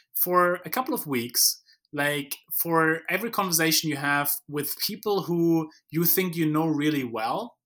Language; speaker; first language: English; non-native, fluent; German